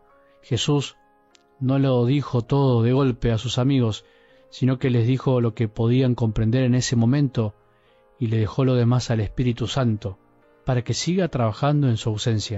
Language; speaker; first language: Spanish; native; Spanish